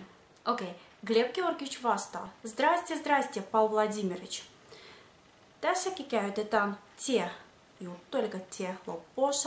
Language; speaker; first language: Finnish; non-native, fluent; Russian